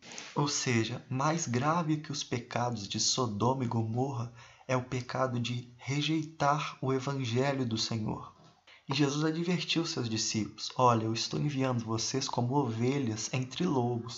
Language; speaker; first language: Portuguese; native; Portuguese